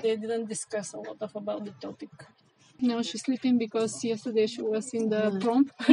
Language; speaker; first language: English; non-native, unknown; Bulgarian